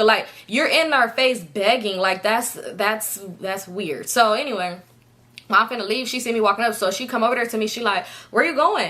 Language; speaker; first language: English; native; English